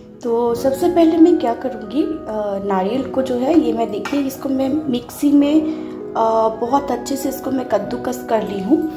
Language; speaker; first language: Hindi; non-native, local second language; Bangla